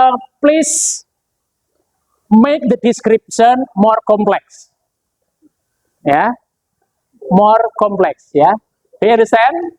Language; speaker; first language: English; non-native, fluent; Indonesian